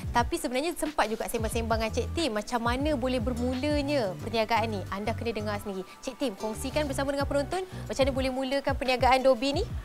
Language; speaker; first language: Malay; native; Malay